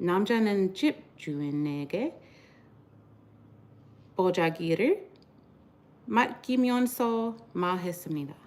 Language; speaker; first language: Korean; non-native, learner; English